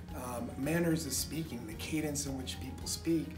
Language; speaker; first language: English; native; English